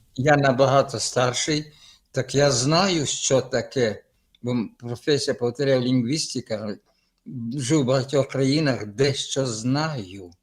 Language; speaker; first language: Ukrainian; native; Ukrainian